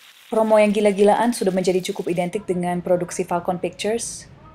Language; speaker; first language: Indonesian; non-native, fluent; English